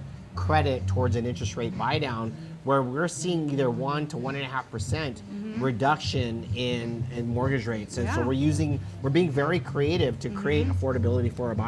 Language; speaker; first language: English; native; English